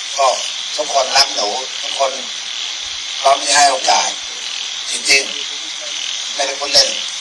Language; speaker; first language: Thai; native; Thai